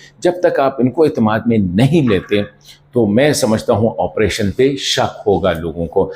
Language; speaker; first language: Urdu; non-native, local second language; Pashto